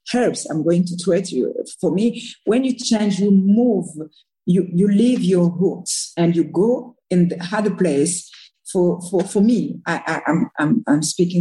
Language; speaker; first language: English; non-native, learner; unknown